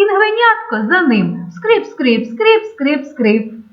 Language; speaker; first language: Ukrainian; native; Ukrainian